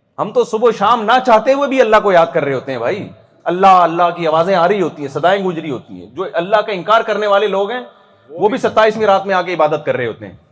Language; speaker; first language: Urdu; native; Urdu